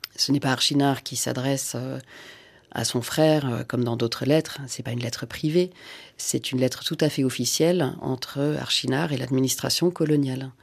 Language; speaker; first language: French; non-native, local second language; Finnish